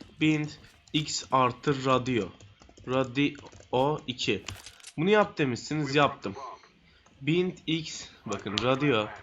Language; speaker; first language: Turkish; native; Turkish